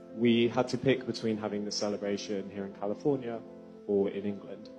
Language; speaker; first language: English; native; English